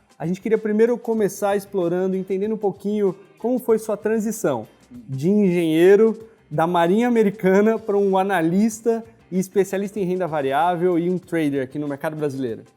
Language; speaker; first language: Portuguese; native; Portuguese